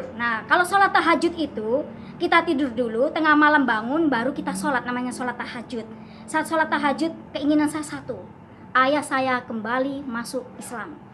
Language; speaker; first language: Indonesian; non-native, local second language; Javanese